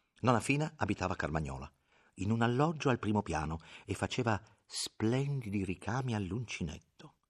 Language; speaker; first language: Italian; native; Italian